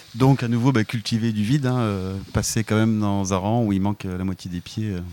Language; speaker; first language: French; native; French